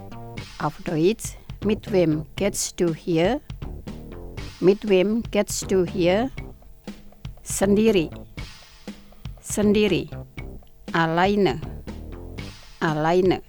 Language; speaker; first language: German; non-native, fluent; Indonesian